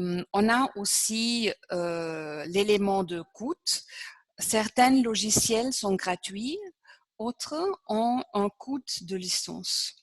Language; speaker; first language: French; non-native, fluent; German